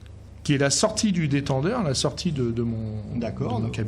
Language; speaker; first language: French; native; French